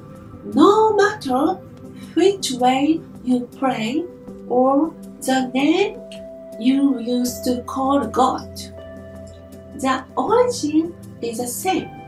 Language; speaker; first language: English; non-native, learner; Japanese